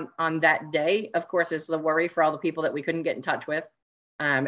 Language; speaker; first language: English; native; English